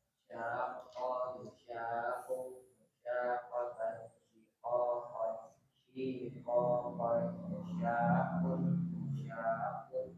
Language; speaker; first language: Arabic; non-native, learner; Indonesian